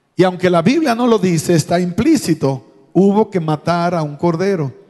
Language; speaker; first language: Spanish; native; Spanish